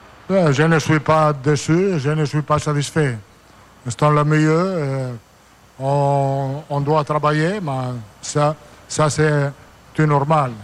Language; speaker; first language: French; non-native, local second language; Italian